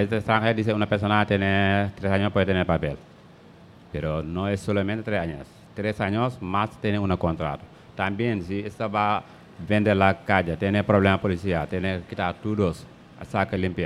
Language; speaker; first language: Spanish; non-native, learner; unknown